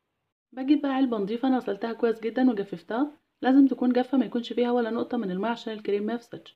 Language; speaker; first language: Arabic; native; Arabic